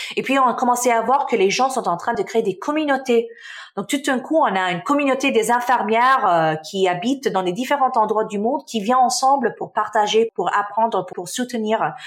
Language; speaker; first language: French; non-native, local second language; Arabic